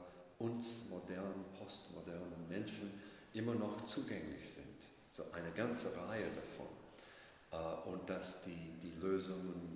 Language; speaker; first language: German; non-native, fluent; English